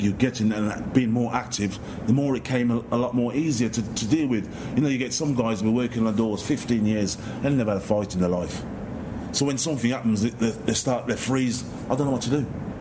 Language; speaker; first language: English; native; English